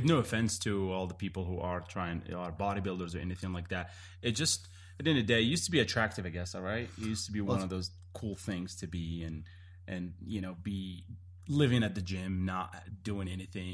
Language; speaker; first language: English; non-native, fluent; Arabic